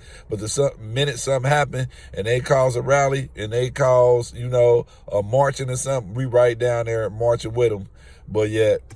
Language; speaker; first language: English; native; English